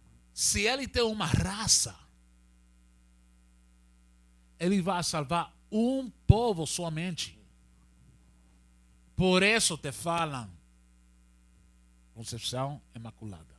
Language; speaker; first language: Portuguese; non-native, learner; Spanish